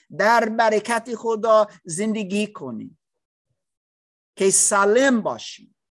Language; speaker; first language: Persian; non-native, learner; English